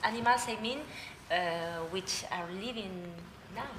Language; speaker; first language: English; non-native, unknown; Spanish